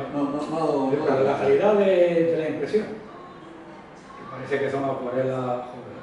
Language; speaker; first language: Spanish; native; Spanish